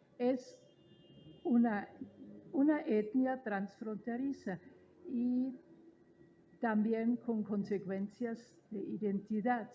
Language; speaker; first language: Spanish; non-native, fluent; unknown